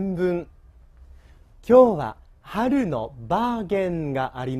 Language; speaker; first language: Japanese; non-native, fluent; Chinese